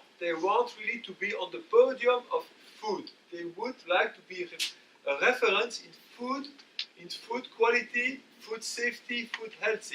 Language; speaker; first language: English; non-native, fluent; French